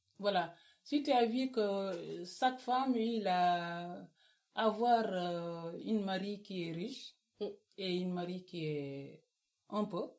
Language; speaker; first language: French; non-native, local second language; Wolof